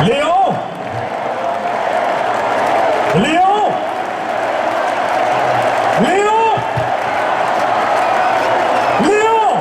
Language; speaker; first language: French; native; French